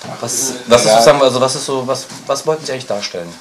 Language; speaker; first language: German; native; German